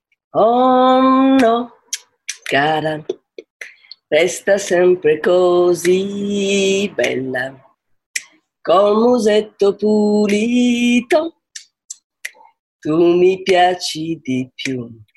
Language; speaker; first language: Italian; native; Italian